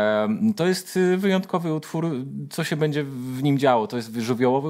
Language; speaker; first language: Polish; native; Polish